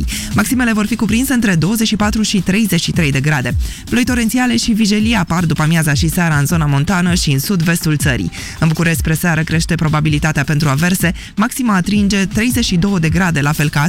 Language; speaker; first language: Romanian; native; Romanian